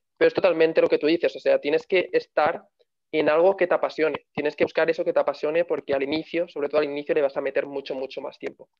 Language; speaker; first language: Spanish; native; Spanish